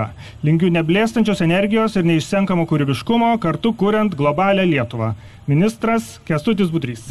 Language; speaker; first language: Lithuanian; native; Lithuanian